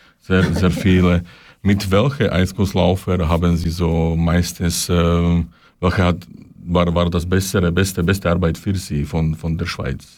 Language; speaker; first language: German; non-native, learner; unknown